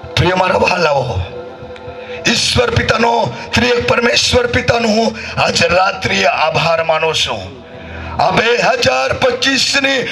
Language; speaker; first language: Gujarati; non-native, local second language; Gamit